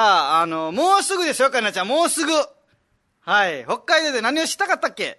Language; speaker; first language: Japanese; native; Japanese